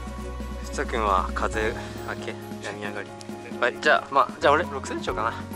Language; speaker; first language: Japanese; native; Japanese